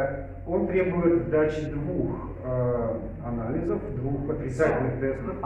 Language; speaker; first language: Russian; native; Russian